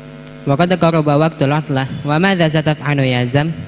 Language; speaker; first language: Arabic; non-native, learner; Indonesian